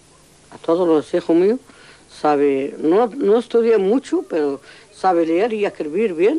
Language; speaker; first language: Spanish; non-native, local second language; Arabic